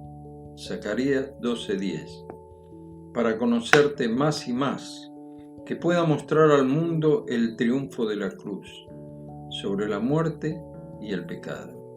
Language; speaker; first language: Spanish; native; Spanish